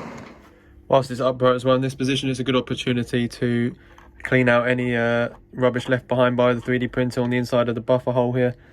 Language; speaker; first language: English; native; English